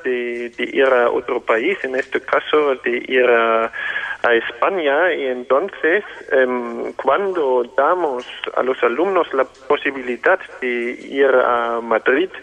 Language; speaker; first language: Spanish; non-native, fluent; German